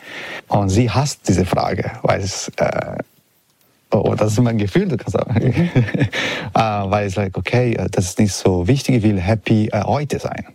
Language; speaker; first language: German; non-native, learner; Italian